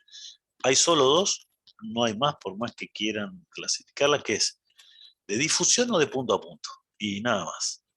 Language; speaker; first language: Spanish; native; Spanish